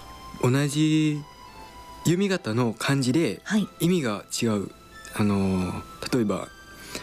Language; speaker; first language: Japanese; non-native, learner; Khmer